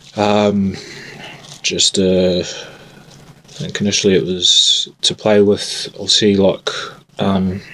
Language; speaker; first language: English; native; English